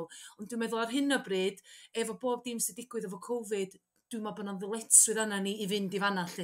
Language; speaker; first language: Welsh; native; Welsh